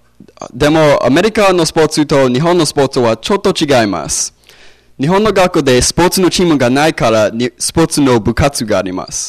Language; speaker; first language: Japanese; non-native, learner; English